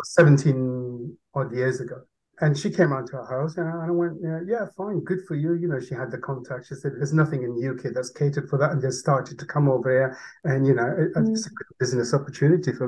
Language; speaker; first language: English; non-native, local second language; Urdu